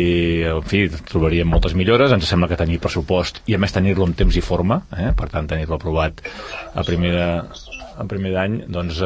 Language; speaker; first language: Catalan; native; Catalan